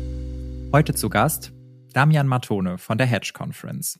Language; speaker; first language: German; native; German